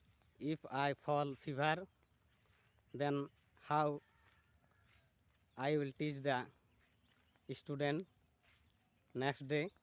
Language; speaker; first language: English; non-native, learner; Bangla